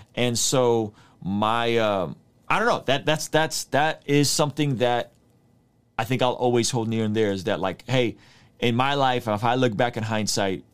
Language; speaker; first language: English; early bilingual, other home language; Russian